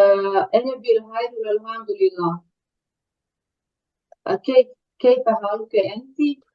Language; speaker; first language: Arabic; non-native, learner; Bosnian